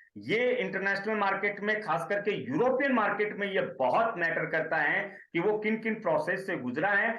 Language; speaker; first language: Hindi; native; Hindi